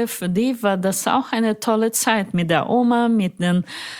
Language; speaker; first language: German; non-native, fluent; Portuguese